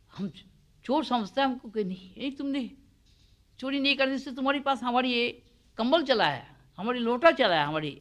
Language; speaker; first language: Hindi; non-native, local second language; Bangla